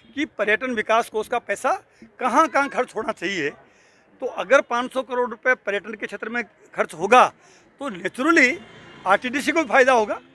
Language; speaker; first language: Hindi; native; Hindi